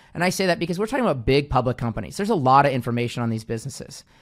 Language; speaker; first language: English; native; English